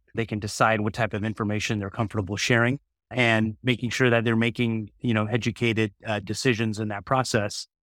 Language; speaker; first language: English; native; English